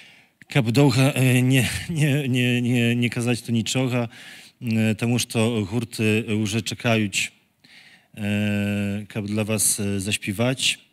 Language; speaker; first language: Polish; non-native, local second language; Belarusian